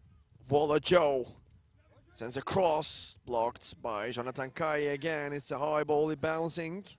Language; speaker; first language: English; non-native, fluent; Turkish